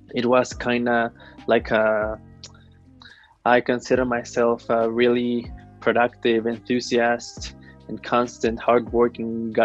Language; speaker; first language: English; non-native, fluent; Spanish